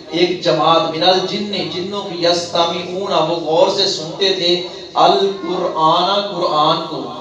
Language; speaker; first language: Urdu; non-native, local second language; Punjabi